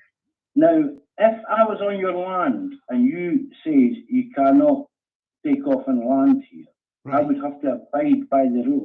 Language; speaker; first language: English; native; English